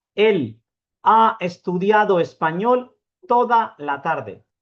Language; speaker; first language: Spanish; non-native, fluent; Urdu